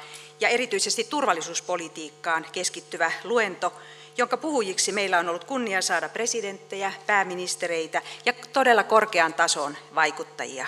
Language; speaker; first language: Finnish; native; Finnish